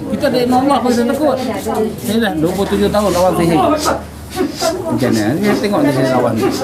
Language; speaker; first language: Malay; native; Malay